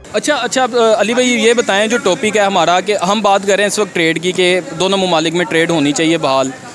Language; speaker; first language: Urdu; non-native, local second language; Punjabi